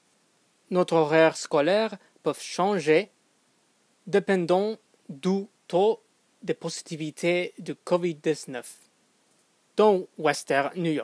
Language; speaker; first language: French; non-native, fluent; English